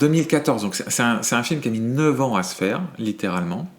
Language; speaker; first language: French; native; French